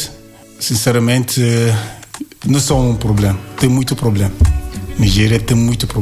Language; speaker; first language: Portuguese; non-native, learner; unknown